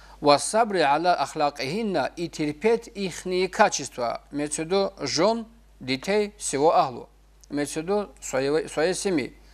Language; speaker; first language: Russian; non-native, local second language; Avaric